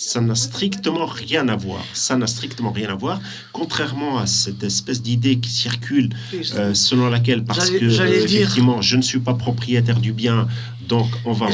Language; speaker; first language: French; native; French